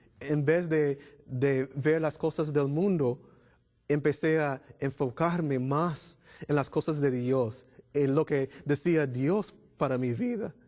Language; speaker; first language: Spanish; non-native, fluent; English